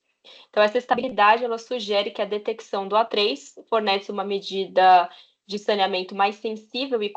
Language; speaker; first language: Portuguese; native; Portuguese